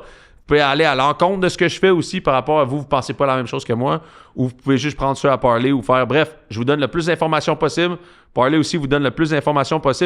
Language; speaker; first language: French; native; French